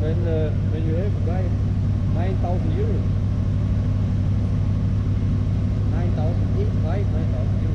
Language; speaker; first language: English; non-native, learner; German